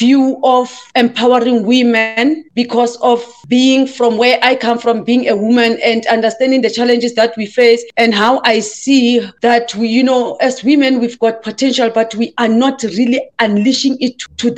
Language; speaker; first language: English; non-native, local second language; Southern Sotho